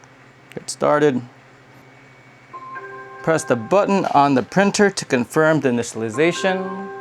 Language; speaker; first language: English; native; English